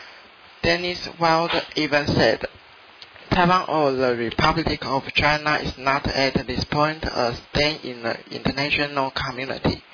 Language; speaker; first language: English; non-native, learner; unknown